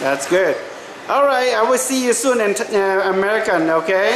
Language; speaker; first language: English; non-native, learner; Hmong